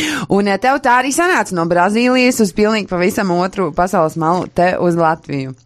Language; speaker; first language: Latvian; native; Latvian